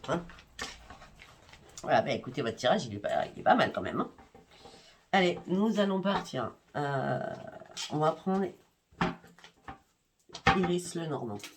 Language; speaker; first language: French; native; French